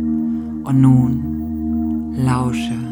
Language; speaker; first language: German; native; German